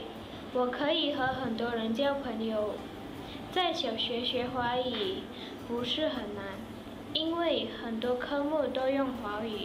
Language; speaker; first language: Chinese; non-native, local second language; Malay